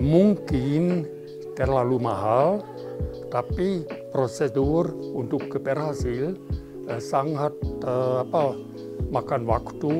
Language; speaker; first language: Indonesian; non-native, fluent; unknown